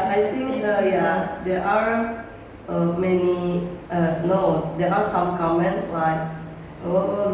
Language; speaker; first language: English; non-native, learner; Indonesian